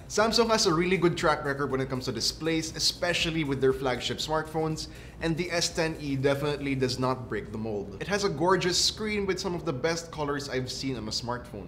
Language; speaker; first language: English; non-native, local second language; Filipino